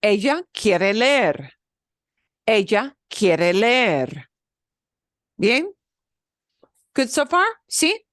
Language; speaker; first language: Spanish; non-native, fluent; English